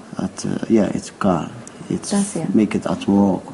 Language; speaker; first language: English; non-native, learner; Arabic